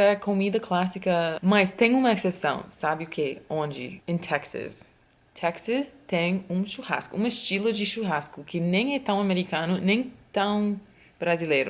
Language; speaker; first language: Portuguese; non-native, fluent; English